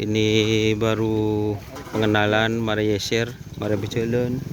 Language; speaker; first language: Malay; non-native, local second language; Madurese